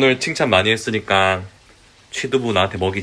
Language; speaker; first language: Korean; native; Korean